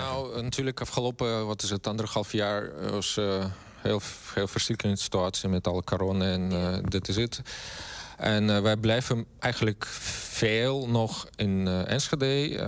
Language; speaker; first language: Dutch; non-native, learner; Russian